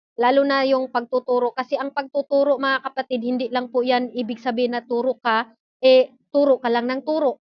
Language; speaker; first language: Filipino; non-native, local second language; Cebuano